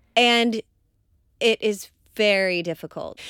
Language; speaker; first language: English; native; English